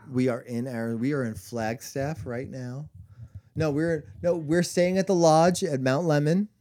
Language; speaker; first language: English; native; English